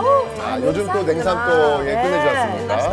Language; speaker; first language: Korean; native; Korean